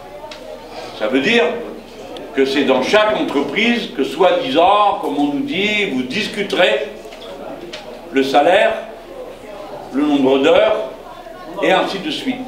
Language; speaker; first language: French; native; French